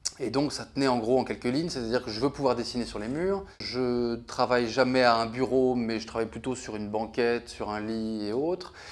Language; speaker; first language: French; native; French